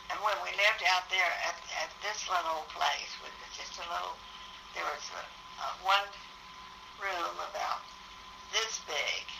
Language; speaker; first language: English; native; English